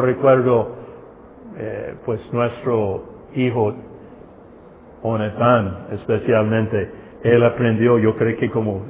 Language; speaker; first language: Spanish; non-native, fluent; English